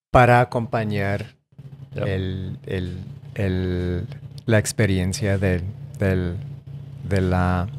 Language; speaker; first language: Spanish; non-native, fluent; English